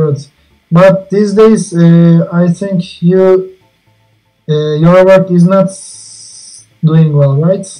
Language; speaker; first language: English; non-native, fluent; Turkish